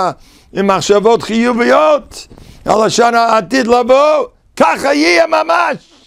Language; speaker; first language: Hebrew; non-native, fluent; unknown